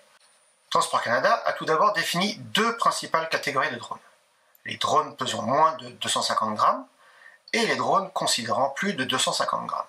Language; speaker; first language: French; native; French